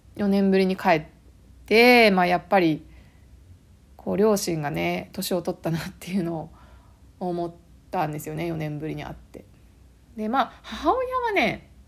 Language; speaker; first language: Japanese; native; Japanese